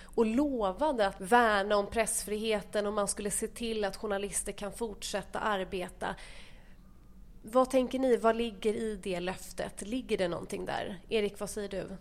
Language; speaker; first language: Swedish; native; Swedish